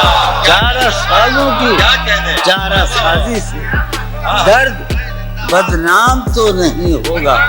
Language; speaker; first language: Urdu; native; Urdu